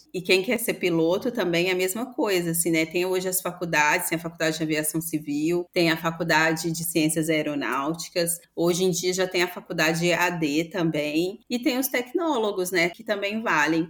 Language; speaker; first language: Portuguese; native; Portuguese